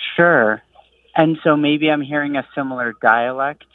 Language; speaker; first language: English; native; English